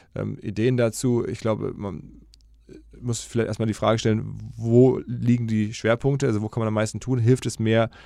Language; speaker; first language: German; native; German